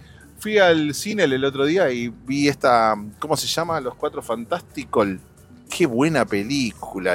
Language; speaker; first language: Spanish; native; Spanish